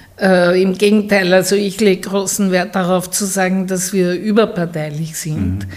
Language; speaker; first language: German; native; German